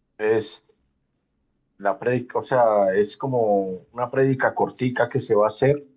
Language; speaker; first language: Spanish; native; Spanish